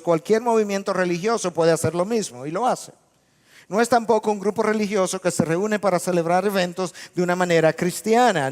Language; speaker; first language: Spanish; native; Spanish